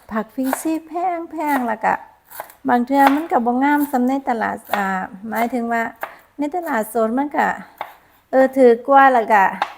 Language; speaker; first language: Thai; non-native, local second language; Northeastern Thai